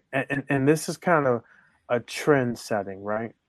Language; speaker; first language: English; native; English